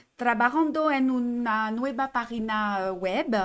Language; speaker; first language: Spanish; non-native, learner; French